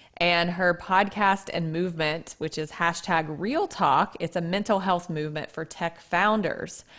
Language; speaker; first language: English; native; English